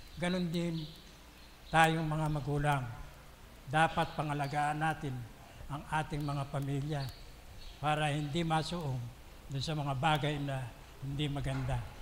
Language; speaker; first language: Filipino; native; Filipino